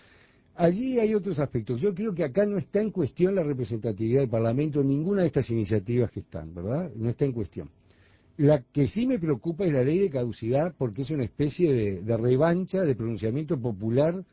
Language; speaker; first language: Spanish; native; Spanish